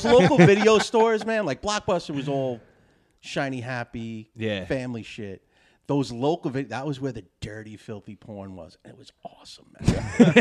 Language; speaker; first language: English; native; English